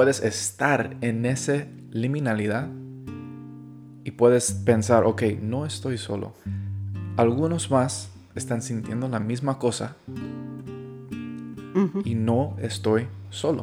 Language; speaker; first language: Spanish; early bilingual, heritage; Spanish